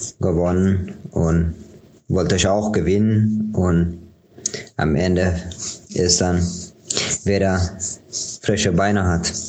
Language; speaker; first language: German; non-native, fluent; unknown